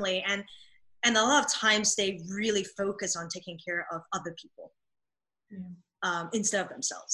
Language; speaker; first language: English; non-native, local second language; Cantonese